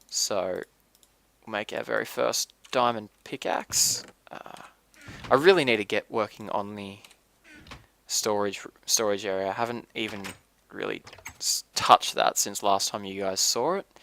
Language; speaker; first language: English; native; English